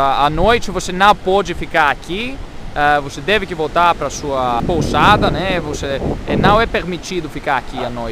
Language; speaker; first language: Portuguese; non-native, learner; Greek